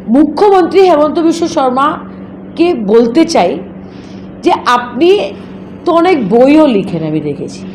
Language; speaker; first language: Bangla; native; Bangla